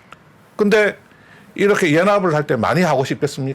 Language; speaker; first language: Korean; native; Korean